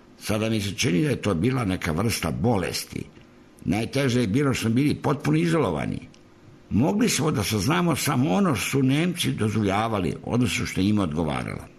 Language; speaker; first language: Serbian; native; Serbian